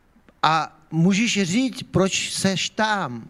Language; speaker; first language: Czech; non-native, fluent; Ukrainian